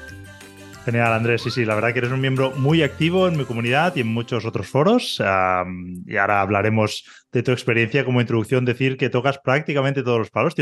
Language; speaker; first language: Spanish; native; Spanish